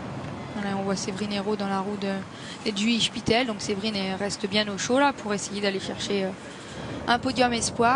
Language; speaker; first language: French; native; French